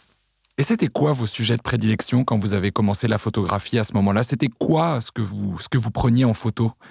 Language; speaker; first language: French; native; French